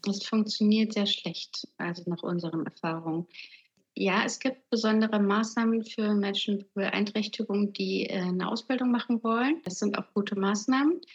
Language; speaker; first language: German; native; German